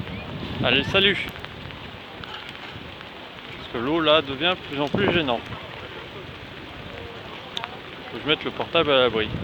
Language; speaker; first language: French; native; French